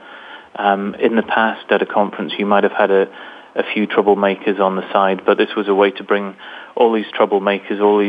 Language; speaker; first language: English; native; English